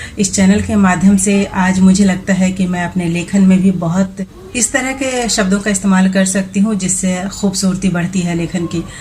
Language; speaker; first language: Hindi; native; Hindi